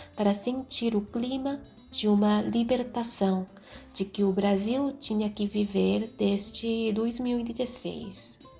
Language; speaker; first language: Portuguese; non-native, fluent; Korean